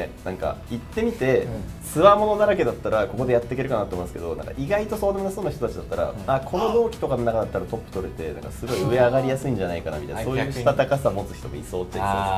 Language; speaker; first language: Japanese; native; Japanese